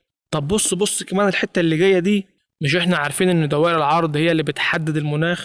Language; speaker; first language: Arabic; native; Arabic